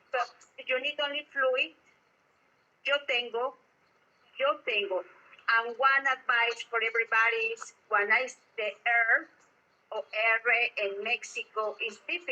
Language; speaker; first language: English; non-native, learner; Spanish